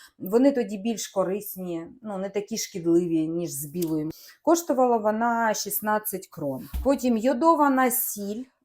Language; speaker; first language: Ukrainian; non-native, local second language; Russian